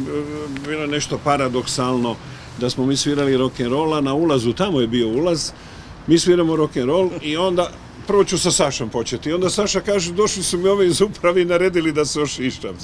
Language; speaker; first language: Serbian; native; Serbian